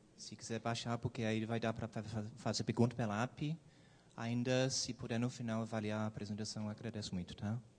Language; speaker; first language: Portuguese; non-native, fluent; English